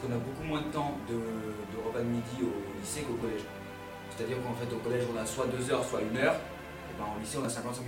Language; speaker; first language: French; native; French